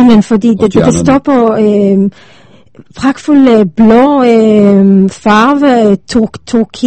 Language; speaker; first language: Danish; non-native, learner; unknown